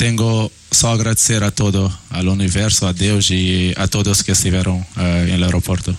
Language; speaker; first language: Spanish; non-native, learner; Portuguese